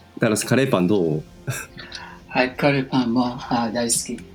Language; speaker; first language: Japanese; non-native, learner; English